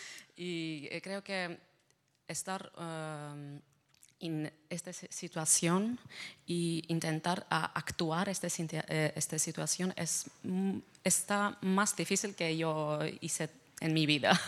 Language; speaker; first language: Spanish; non-native, fluent; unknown